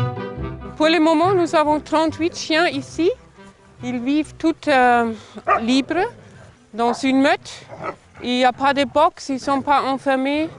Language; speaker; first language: French; non-native, fluent; German